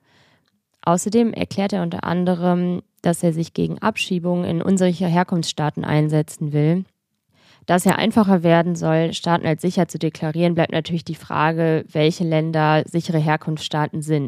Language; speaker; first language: German; native; German